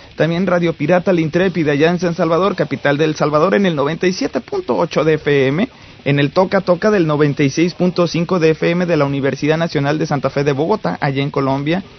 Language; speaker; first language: Spanish; native; Spanish